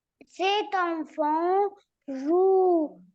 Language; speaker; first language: French; non-native, learner; Arabic